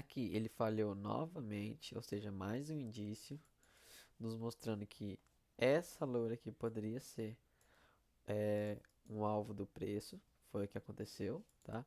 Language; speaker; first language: Portuguese; native; Portuguese